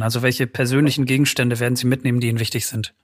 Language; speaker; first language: German; native; German